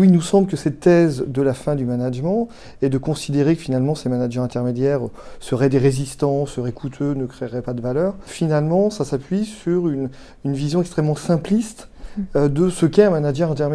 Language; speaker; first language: French; native; French